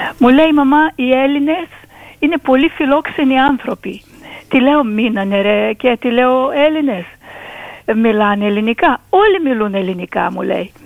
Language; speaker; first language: Greek; early bilingual, heritage; Greek